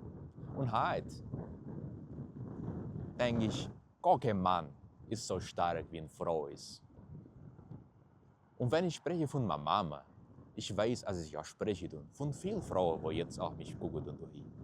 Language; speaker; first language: German; early bilingual, heritage; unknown